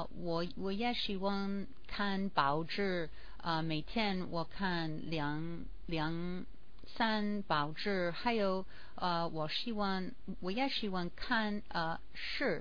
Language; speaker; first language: Chinese; non-native, learner; English